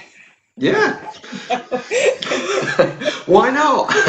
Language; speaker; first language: English; native; English